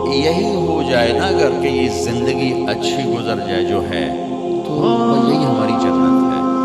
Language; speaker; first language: Urdu; non-native, local second language; Punjabi